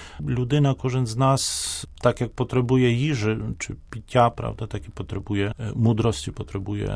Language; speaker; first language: Ukrainian; non-native, fluent; Polish